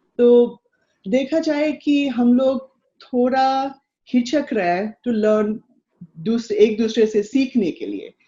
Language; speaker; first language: Hindi; non-native, local second language; Assamese